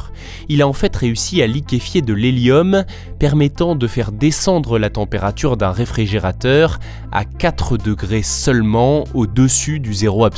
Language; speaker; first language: French; native; French